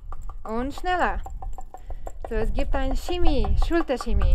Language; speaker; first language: German; non-native, learner; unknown